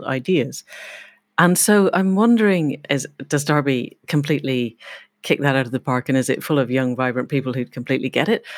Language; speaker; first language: English; native; English